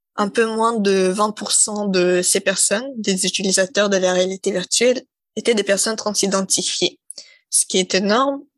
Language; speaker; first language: French; non-native, fluent; Russian